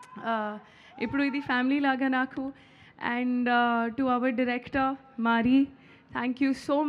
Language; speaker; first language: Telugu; non-native, local second language; Hindi